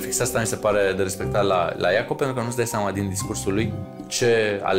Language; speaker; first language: Romanian; native; Romanian